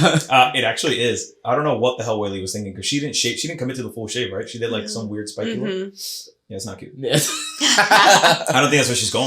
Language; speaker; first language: English; native; English